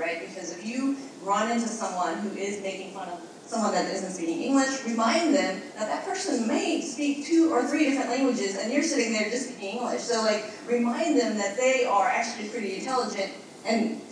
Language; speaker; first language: English; early bilingual, other home language; Spanish